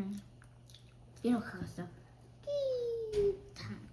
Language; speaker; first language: Korean; early bilingual, other home language; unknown